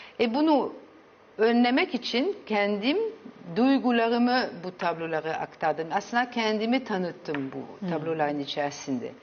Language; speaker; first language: Turkish; early bilingual, heritage; Turkish